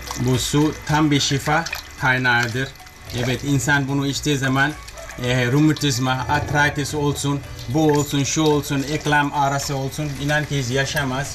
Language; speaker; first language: Turkish; non-native, learner; English